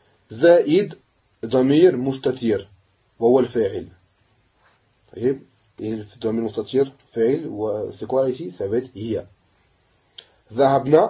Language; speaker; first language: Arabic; non-native, fluent; French